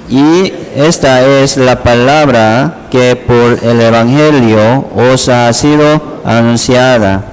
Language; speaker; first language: Spanish; non-native, learner; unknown